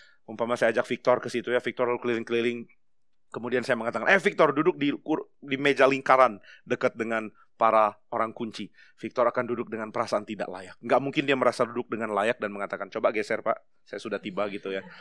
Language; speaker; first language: Indonesian; native; Indonesian